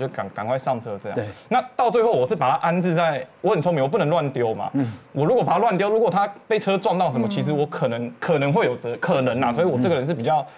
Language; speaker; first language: Chinese; native; Chinese